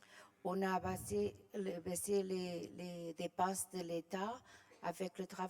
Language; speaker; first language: French; non-native, fluent; Portuguese